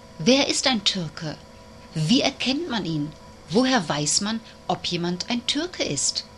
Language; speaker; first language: German; native; German